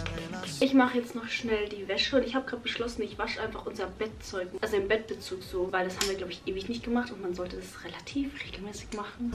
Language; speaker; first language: German; native; German